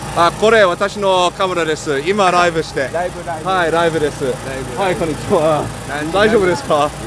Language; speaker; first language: Japanese; non-native, learner; English